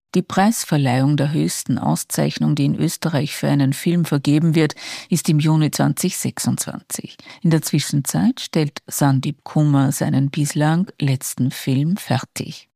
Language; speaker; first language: German; native; German